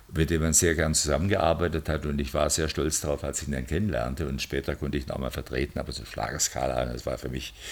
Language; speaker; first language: German; native; German